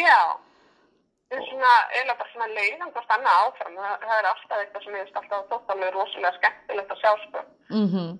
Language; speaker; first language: Icelandic; non-native, fluent; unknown